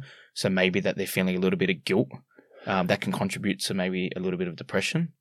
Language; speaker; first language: English; native; English